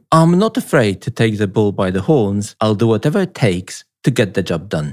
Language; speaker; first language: English; non-native, fluent; Polish